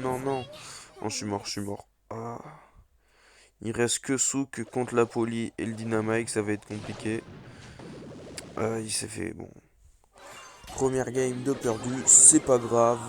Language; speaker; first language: French; native; French